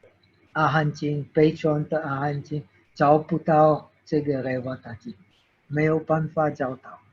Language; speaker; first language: Chinese; non-native, fluent; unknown